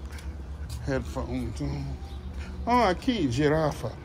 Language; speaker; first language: Spanish; non-native, learner; English